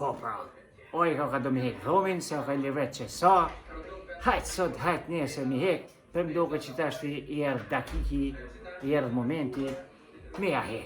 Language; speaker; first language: Albanian; native; Albanian